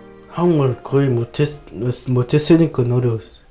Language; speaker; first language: Korean; early bilingual, other home language; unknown